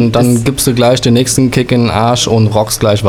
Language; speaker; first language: German; native; German